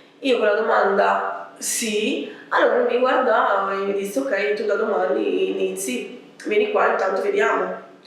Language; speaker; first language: Italian; early bilingual, other home language; Arabic